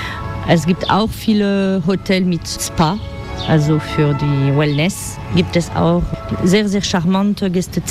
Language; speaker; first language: German; non-native, fluent; French